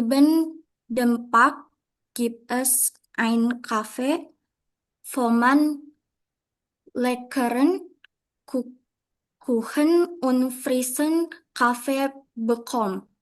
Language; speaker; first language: German; non-native, learner; Indonesian